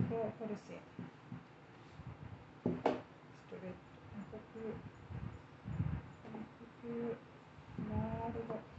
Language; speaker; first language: Italian; non-native, learner; Japanese